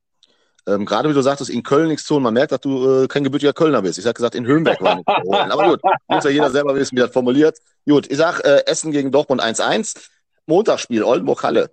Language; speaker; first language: German; native; German